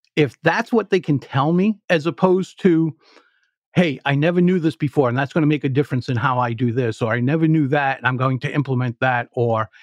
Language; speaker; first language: English; native; English